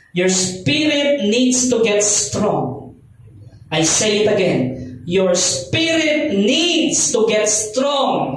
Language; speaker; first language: English; non-native, local second language; Filipino